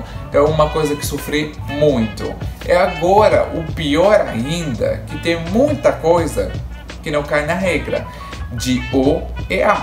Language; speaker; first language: Portuguese; non-native, fluent; Arabic